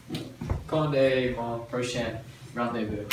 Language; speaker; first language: French; non-native, learner; English